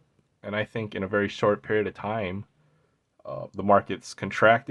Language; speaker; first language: English; native; English